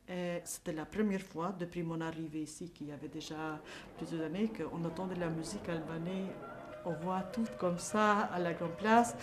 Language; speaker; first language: French; non-native, fluent; Albanian